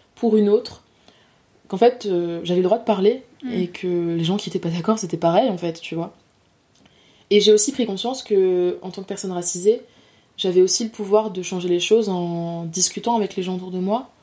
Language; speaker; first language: French; native; French